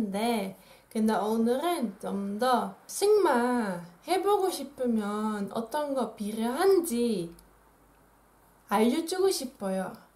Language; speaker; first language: Korean; non-native, fluent; Dutch